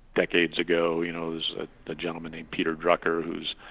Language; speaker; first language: English; native; English